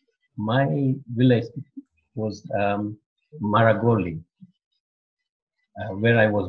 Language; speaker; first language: English; non-native, local second language; Gujarati